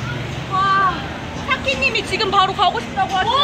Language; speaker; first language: Korean; native; Korean